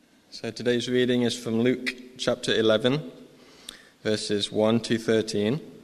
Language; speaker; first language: English; native; English